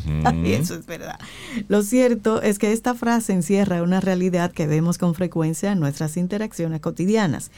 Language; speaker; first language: Spanish; native; Spanish